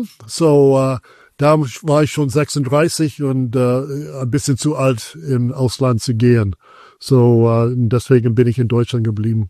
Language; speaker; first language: German; non-native, fluent; English